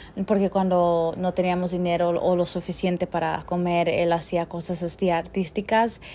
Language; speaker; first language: Spanish; early bilingual, heritage; Spanish